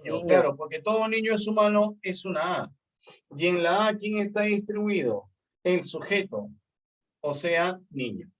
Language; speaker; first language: Spanish; native; Spanish